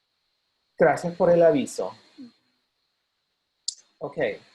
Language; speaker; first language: Spanish; non-native, fluent; English